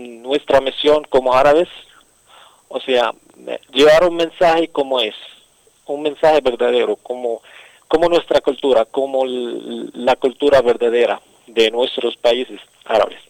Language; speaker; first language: Spanish; non-native, fluent; Arabic